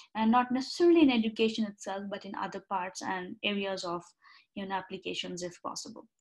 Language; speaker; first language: English; non-native, local second language; Bangla